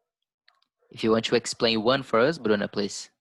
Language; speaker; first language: English; non-native, fluent; Portuguese